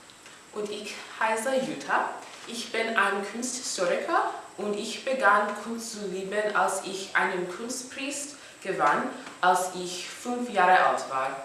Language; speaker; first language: German; non-native, learner; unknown